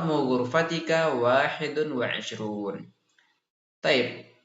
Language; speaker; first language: Arabic; non-native, fluent; Indonesian